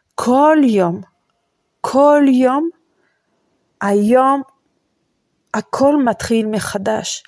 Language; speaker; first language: Hebrew; non-native, fluent; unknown